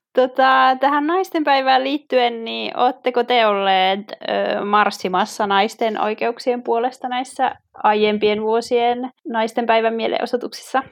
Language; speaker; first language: Finnish; native; Finnish